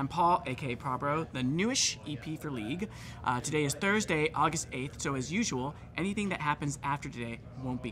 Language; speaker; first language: English; native; English